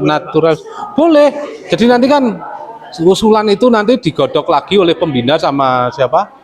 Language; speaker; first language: Indonesian; native; Indonesian